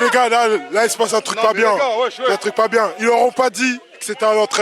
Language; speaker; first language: French; native; French